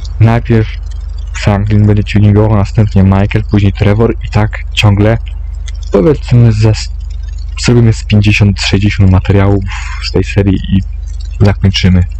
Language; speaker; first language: Polish; native; Polish